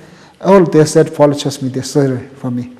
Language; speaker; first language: English; non-native, local second language; Tibetan